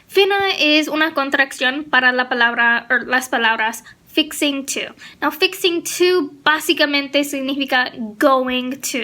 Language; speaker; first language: Spanish; non-native, fluent; English